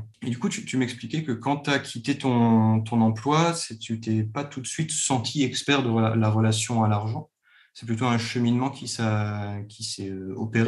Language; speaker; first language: French; native; French